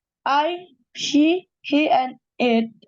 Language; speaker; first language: English; non-native, learner; Indonesian